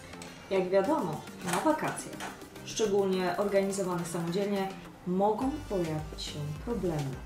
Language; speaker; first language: Polish; native; Polish